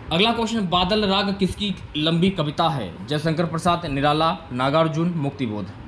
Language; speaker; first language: Hindi; native; Hindi